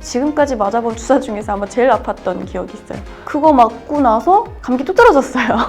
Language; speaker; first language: Korean; native; Korean